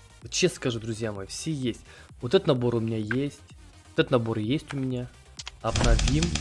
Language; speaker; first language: Russian; native; Russian